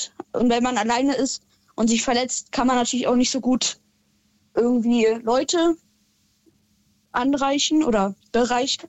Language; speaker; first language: German; native; German